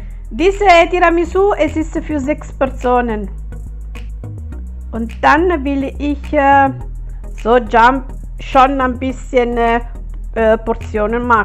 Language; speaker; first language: German; non-native, learner; Italian